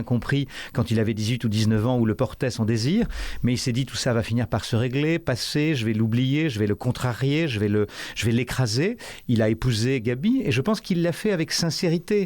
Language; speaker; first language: French; native; French